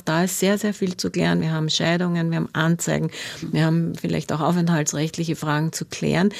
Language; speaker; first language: German; native; German